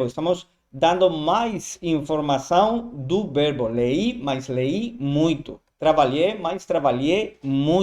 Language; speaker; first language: Portuguese; non-native, fluent; Spanish